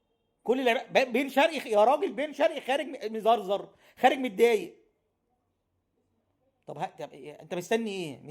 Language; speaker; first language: Arabic; native; Arabic